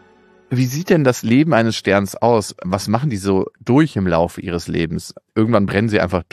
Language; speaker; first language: German; native; German